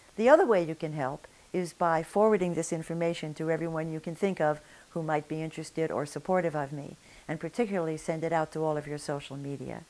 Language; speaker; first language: English; native; English